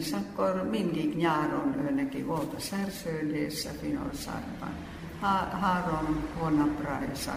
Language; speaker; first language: Hungarian; non-native, fluent; Finnish